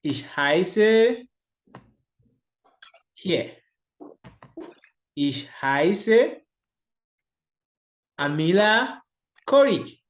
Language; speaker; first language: German; non-native, learner; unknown